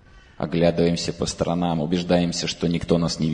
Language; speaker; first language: Russian; native; Russian